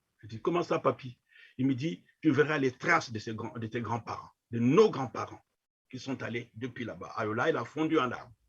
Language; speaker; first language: French; non-native, local second language; Kongo